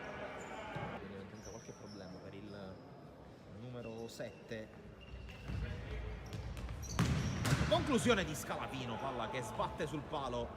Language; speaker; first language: Italian; native; Italian